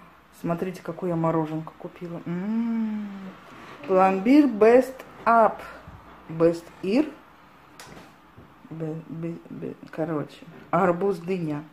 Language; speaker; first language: Russian; native; Russian